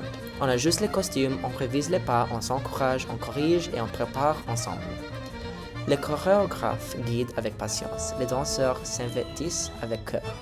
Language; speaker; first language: French; native; French